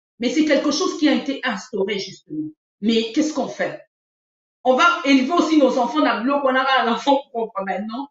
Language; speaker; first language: French; non-native, local second language; Lingala